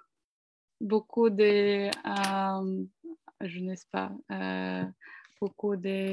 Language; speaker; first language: French; non-native, learner; Ukrainian